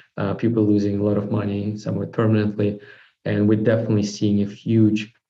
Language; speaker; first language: English; non-native, fluent; Russian